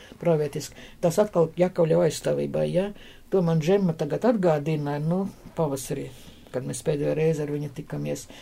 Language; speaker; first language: Latvian; non-native, local second language; Russian